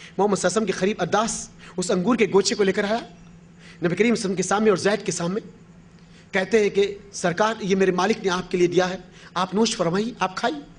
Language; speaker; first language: Urdu; native; Urdu